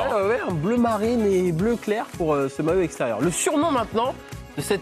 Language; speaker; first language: French; native; French